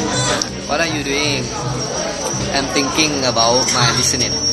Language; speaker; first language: English; non-native, learner; Thai